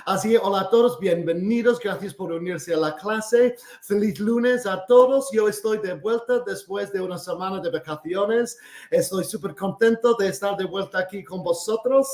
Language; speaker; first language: Spanish; non-native, fluent; English